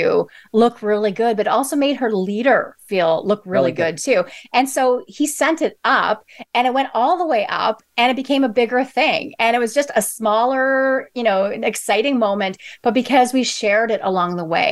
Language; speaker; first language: English; native; English